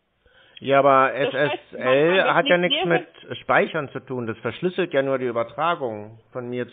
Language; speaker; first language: German; native; German